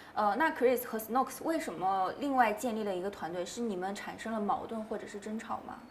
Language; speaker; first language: Chinese; native; Chinese